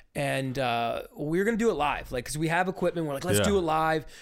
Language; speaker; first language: English; native; English